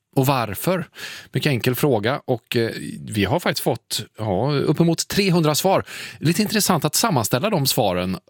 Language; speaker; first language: Swedish; native; Swedish